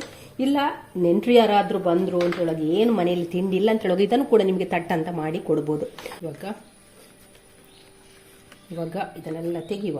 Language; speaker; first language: Kannada; native; Kannada